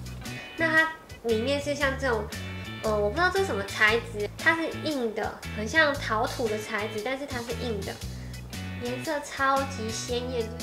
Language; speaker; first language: Chinese; native; Chinese